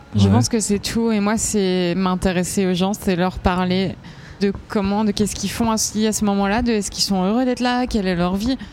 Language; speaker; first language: French; native; French